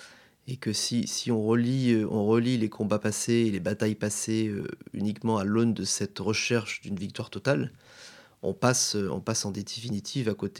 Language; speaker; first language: French; native; French